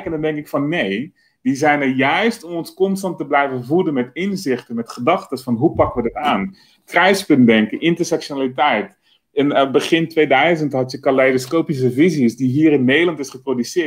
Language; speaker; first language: Dutch; native; Dutch